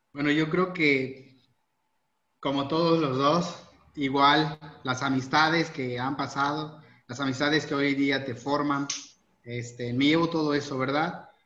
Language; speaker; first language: Spanish; native; Spanish